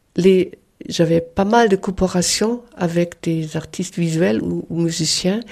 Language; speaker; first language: French; non-native, fluent; German